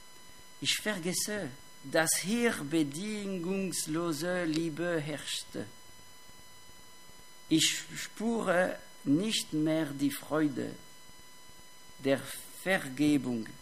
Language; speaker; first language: German; non-native, fluent; French